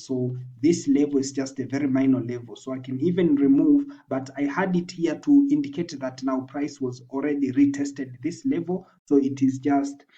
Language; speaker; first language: English; non-native, local second language; Swahili